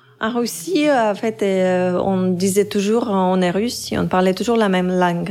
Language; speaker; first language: French; non-native, fluent; Russian